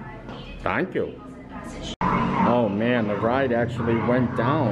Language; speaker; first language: English; native; English